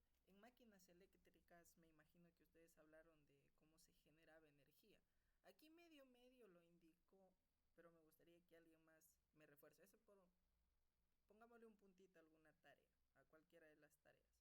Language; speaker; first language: Spanish; native; Spanish